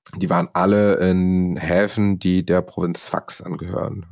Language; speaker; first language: German; non-native, fluent; Arabic